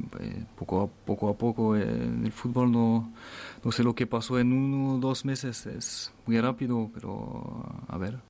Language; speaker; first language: Spanish; non-native, fluent; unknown